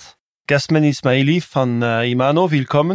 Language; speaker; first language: German; non-native, local second language; French